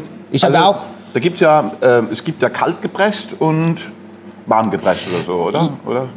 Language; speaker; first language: German; native; German